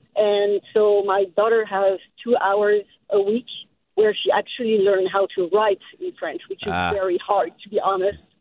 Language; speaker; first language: English; non-native, fluent; French